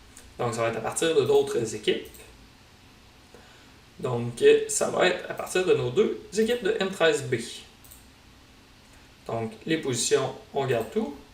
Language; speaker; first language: French; native; French